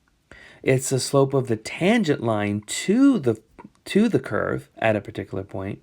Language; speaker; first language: English; native; English